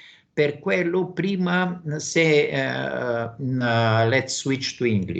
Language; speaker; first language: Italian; non-native, fluent; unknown